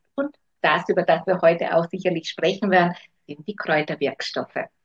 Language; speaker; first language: German; native; German